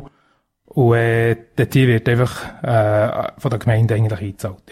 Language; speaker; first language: German; native; German